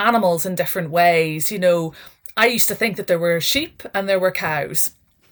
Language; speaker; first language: English; native; English